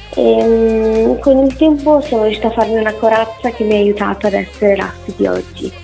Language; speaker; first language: Italian; early bilingual, heritage; Italian